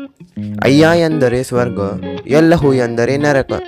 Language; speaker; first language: Kannada; native; Kannada